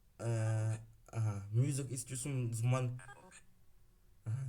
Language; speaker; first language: Turkish; non-native, learner; Ukrainian